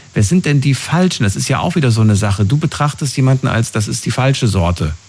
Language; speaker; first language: German; native; German